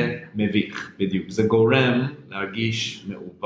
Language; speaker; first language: Hebrew; non-native, fluent; English